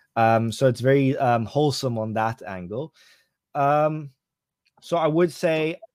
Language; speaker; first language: English; native; English